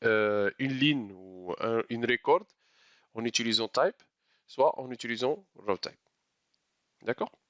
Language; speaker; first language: French; non-native, local second language; Arabic